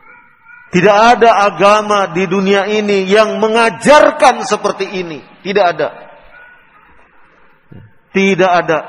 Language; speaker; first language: Indonesian; native; Indonesian